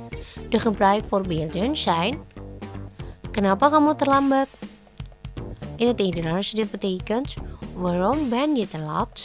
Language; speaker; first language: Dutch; non-native, learner; Indonesian